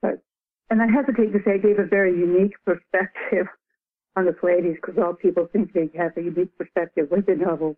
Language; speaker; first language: English; native; English